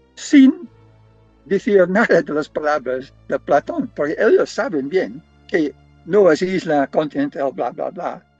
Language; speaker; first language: Spanish; non-native, fluent; English